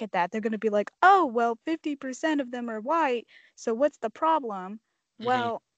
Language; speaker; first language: English; native; English